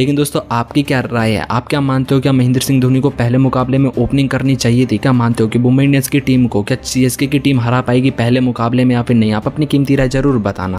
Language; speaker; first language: Hindi; native; Hindi